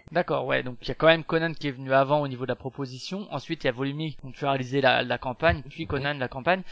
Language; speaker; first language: French; native; French